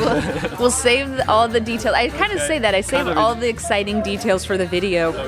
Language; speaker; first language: English; native; English